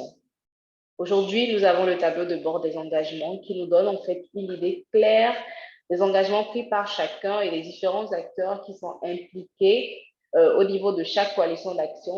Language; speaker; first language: French; native; French